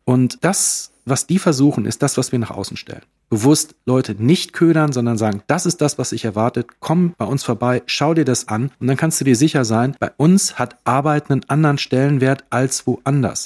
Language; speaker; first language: German; native; German